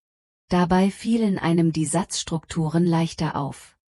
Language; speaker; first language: German; non-native, fluent; Polish